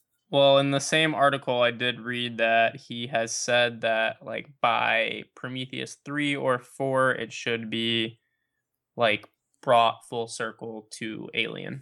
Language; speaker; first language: English; native; English